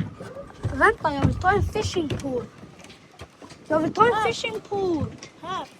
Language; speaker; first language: Swedish; early bilingual, other home language; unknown